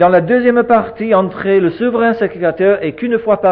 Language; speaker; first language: French; native; French